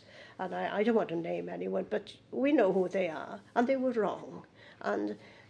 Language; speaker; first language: English; native; English